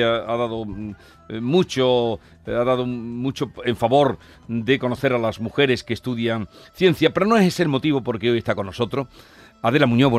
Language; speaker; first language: Spanish; native; Spanish